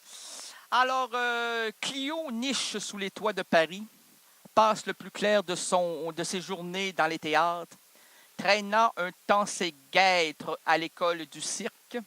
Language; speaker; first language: French; native; French